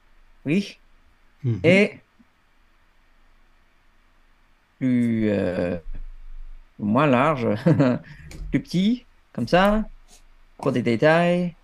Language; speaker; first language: French; non-native, fluent; English